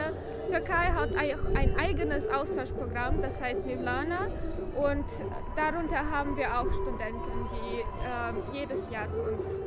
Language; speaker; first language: German; non-native, fluent; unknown